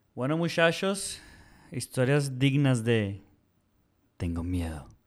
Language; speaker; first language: Spanish; early bilingual, heritage; Spanish